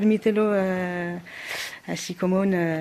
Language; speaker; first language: Spanish; non-native, learner; French